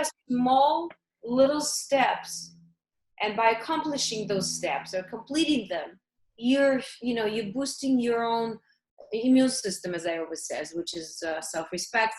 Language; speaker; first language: English; early bilingual, other home language; Russian